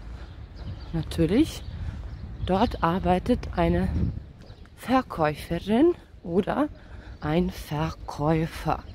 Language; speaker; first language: German; non-native, fluent; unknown